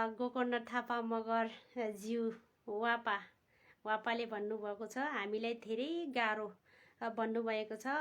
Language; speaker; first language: Nepali; non-native, local second language; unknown